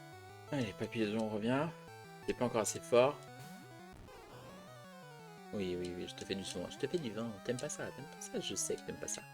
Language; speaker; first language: French; native; French